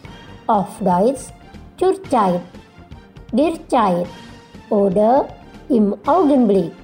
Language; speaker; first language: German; non-native, learner; Indonesian